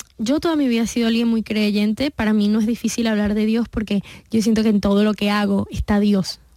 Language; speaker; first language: Spanish; early bilingual, heritage; Spanish